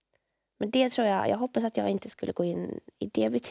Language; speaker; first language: Swedish; native; Swedish